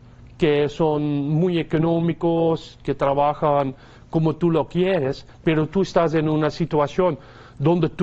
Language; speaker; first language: Spanish; non-native, fluent; Dutch